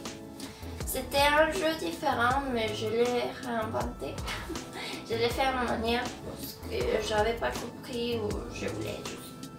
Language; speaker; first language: French; non-native, fluent; Spanish